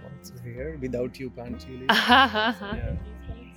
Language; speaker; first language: English; non-native, local second language; Maithili